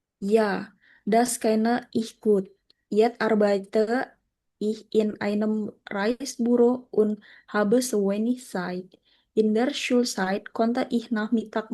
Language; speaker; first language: German; non-native, learner; Indonesian